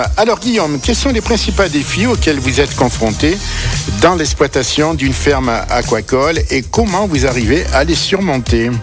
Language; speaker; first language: French; native; French